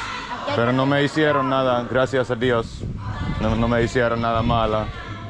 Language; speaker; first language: Spanish; non-native, learner; Finnish